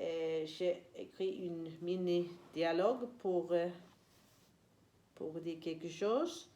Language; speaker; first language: French; non-native, learner; Swedish